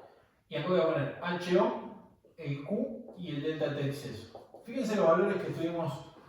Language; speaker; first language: Spanish; native; Spanish